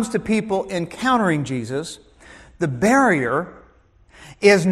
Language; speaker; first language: English; native; English